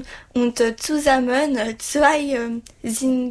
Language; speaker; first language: German; non-native, learner; French